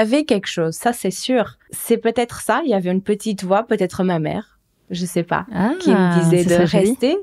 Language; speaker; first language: French; non-native, fluent; Portuguese